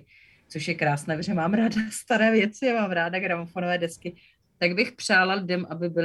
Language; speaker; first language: Czech; native; Czech